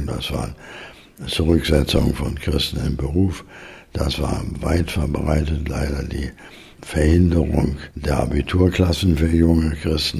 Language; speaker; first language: German; native; German